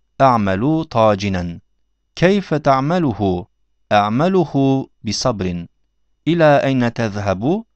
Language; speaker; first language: Arabic; non-native, fluent; Turkish